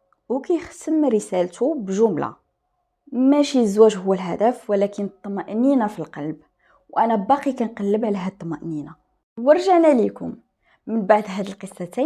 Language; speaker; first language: Arabic; native; Arabic